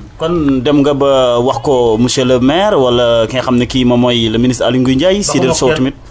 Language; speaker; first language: Wolof; native; Wolof